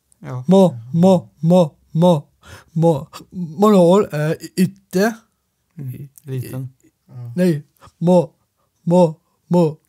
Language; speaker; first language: Swedish; non-native, learner; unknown